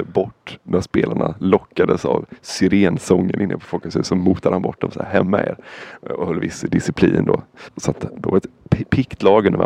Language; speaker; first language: Swedish; native; Swedish